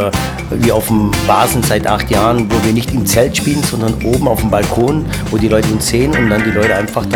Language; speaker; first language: German; non-native, fluent; Italian